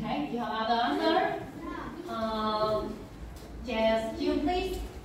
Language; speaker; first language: English; non-native, fluent; Vietnamese